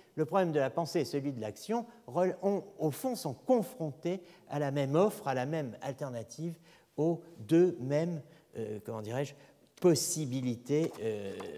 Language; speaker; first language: French; native; French